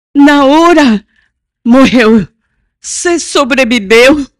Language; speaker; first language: Portuguese; non-native, learner; Japanese